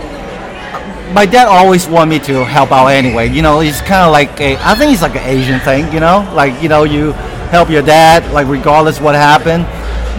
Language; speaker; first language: English; non-native, local second language; Cantonese